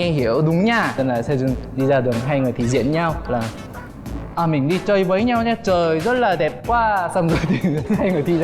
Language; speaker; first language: Vietnamese; non-native, fluent; Korean